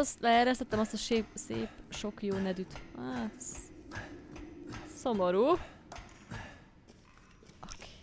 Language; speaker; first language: Hungarian; native; Hungarian